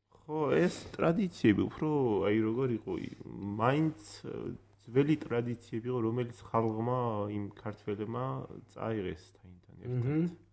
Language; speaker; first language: Georgian; early bilingual, heritage; Georgian